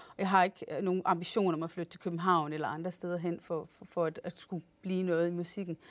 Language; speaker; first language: Danish; non-native, fluent; English